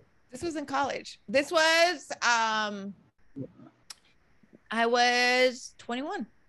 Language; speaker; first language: English; early bilingual, other home language; Spanish